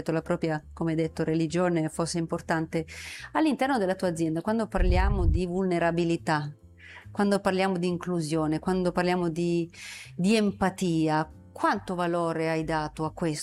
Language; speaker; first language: Italian; native; Italian